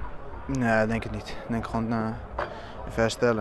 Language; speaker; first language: Dutch; native; Dutch